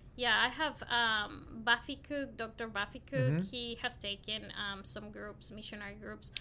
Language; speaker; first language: English; non-native, fluent; Spanish